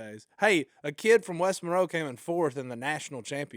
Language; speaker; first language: English; native; English